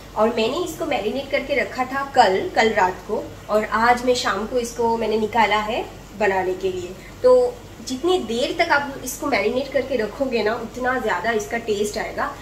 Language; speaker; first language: Hindi; non-native, local second language; Bangla